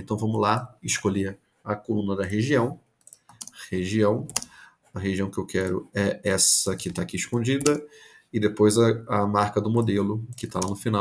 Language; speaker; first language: Portuguese; native; Portuguese